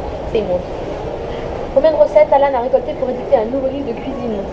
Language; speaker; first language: French; native; French